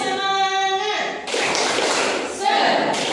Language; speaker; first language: Indonesian; native; Indonesian